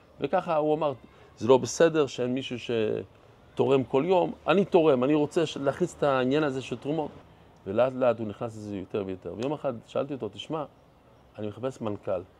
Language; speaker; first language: Hebrew; non-native, fluent; English